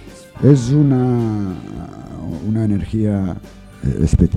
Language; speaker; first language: Spanish; non-native, learner; English